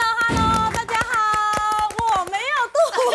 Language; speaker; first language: Chinese; native; Chinese